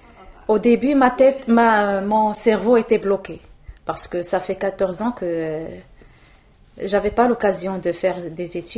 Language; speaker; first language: French; non-native, local second language; Arabic